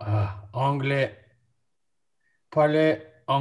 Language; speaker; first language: French; non-native, learner; English